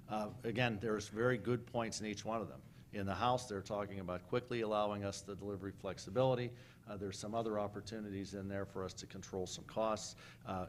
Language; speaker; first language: English; native; English